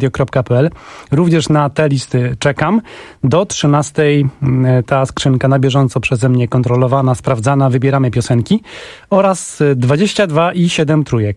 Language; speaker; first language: Polish; native; Polish